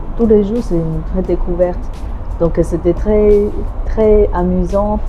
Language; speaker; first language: French; non-native, fluent; Chinese